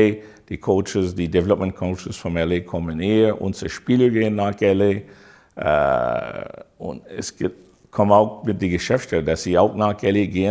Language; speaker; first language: German; non-native, fluent; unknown